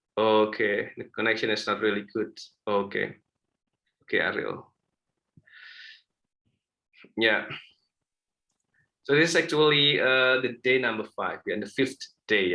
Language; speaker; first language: English; non-native, fluent; Indonesian